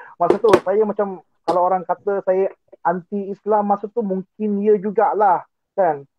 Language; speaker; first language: Malay; non-native, local second language; Iban